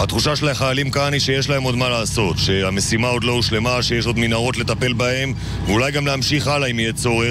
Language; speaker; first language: Hebrew; native; Hebrew